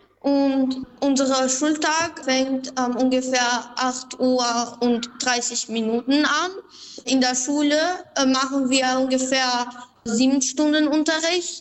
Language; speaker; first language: German; non-native, learner; Albanian